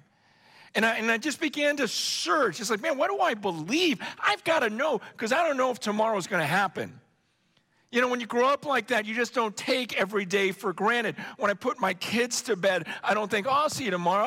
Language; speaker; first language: English; native; English